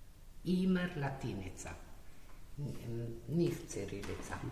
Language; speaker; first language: German; non-native, learner; Slovenian